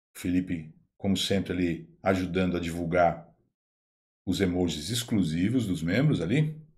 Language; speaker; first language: Portuguese; native; Portuguese